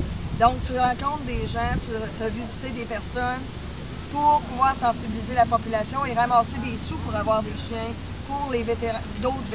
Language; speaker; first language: French; native; French